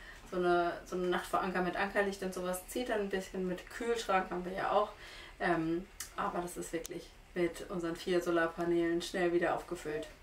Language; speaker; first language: German; native; German